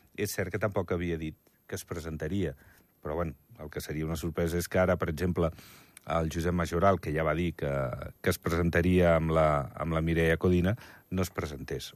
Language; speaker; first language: Catalan; native; Catalan